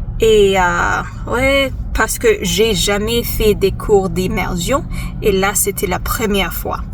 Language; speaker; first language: French; non-native, learner; English